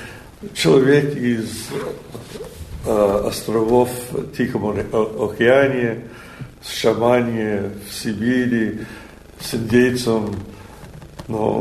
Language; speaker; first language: Russian; non-native, fluent; English